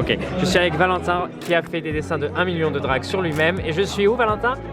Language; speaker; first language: French; native; French